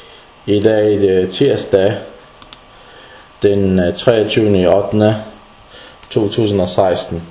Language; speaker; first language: Danish; early bilingual, other home language; Arabic